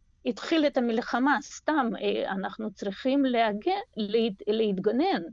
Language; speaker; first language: Hebrew; non-native, fluent; Russian